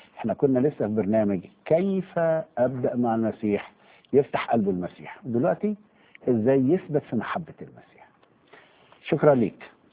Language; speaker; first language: Arabic; native; Arabic